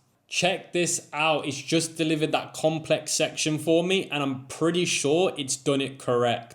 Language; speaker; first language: English; native; English